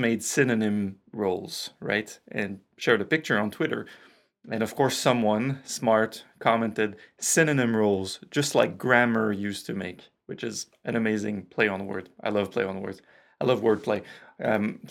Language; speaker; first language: English; non-native, fluent; French